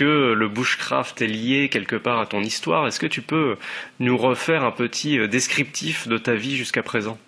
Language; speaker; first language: French; native; French